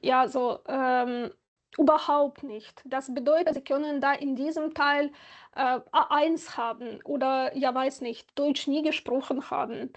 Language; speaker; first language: German; non-native, fluent; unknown